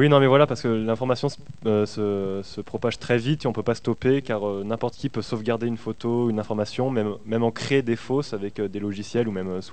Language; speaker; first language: French; native; French